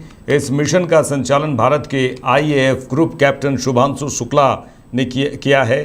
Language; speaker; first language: Hindi; native; Hindi